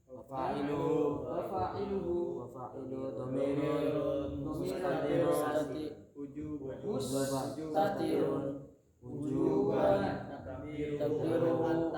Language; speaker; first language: Arabic; non-native, learner; Indonesian